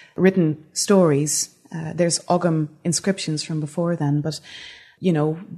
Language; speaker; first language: English; non-native, fluent; Dutch